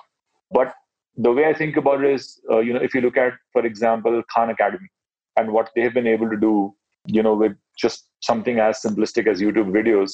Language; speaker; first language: English; non-native, local second language; Hindi